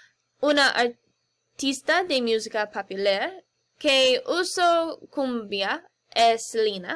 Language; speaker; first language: Spanish; non-native, learner; English